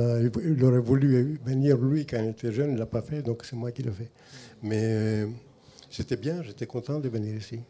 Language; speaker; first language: French; non-native, fluent; Greek